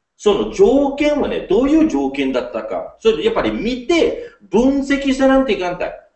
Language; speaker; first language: Japanese; non-native, fluent; English